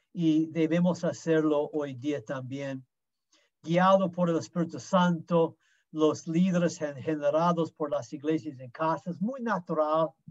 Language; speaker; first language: Spanish; non-native, fluent; English